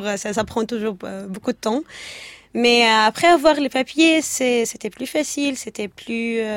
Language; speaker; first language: French; non-native, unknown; Arabic